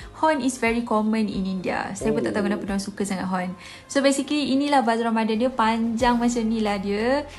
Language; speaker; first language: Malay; native; Malay